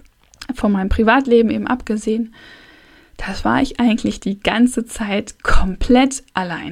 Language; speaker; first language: German; native; German